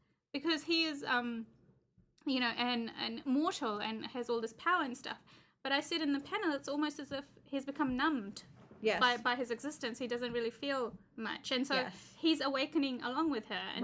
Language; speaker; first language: English; native; English